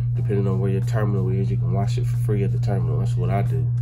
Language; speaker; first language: English; native; English